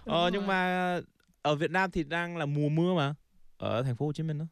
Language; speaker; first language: Vietnamese; non-native, fluent; Korean